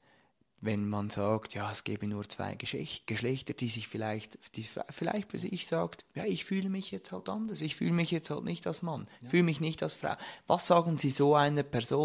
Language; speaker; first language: German; native; German